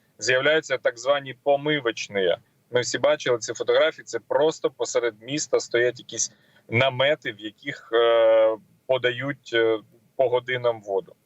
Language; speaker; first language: Ukrainian; non-native, local second language; Russian